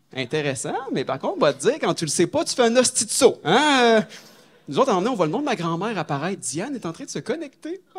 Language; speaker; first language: French; native; French